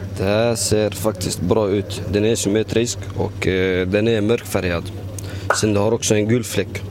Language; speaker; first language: Swedish; non-native, fluent; Arabic